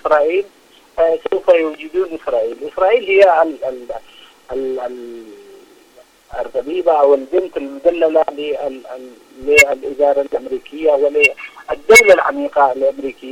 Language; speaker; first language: Arabic; native; Arabic